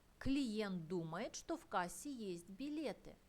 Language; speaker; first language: Russian; non-native, fluent; Turkish